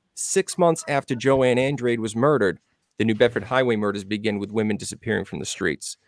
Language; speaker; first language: English; native; English